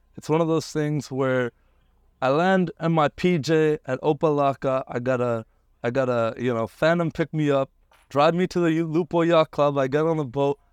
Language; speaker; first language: English; early bilingual, other home language; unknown